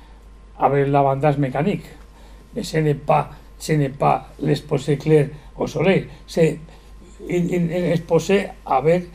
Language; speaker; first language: French; non-native, learner; Spanish